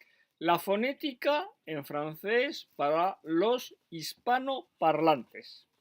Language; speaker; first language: Spanish; non-native, fluent; French